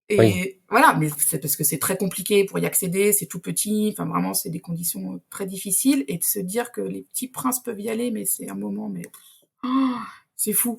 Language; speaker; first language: French; native; French